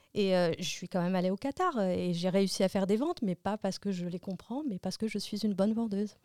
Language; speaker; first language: French; early bilingual, other home language; Arabic